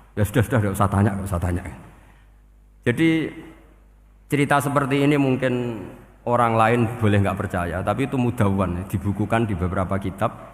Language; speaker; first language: Indonesian; non-native, local second language; Javanese